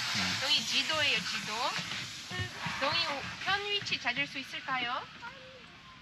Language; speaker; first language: Korean; non-native, fluent; Russian